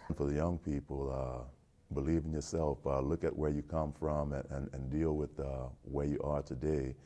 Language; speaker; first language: English; native; English